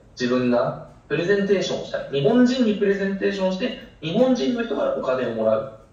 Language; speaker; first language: Japanese; non-native, fluent; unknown